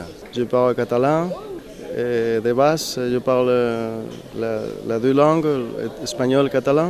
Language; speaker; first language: French; non-native, learner; Spanish